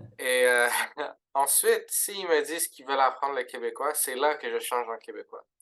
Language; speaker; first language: French; early bilingual, other home language; Arabic